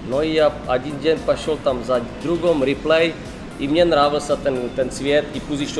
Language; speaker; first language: Russian; non-native, learner; Czech